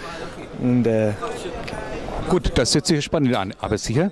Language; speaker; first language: German; native; German